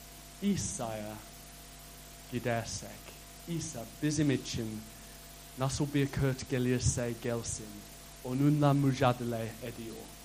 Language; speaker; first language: Turkish; non-native, fluent; English